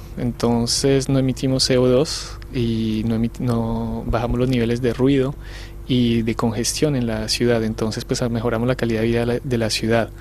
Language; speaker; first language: Spanish; native; Spanish